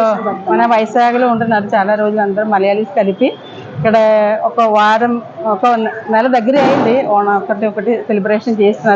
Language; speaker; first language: Telugu; non-native, local second language; Malayalam